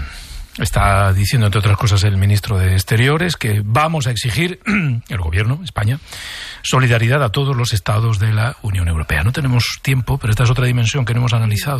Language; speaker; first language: Spanish; native; Spanish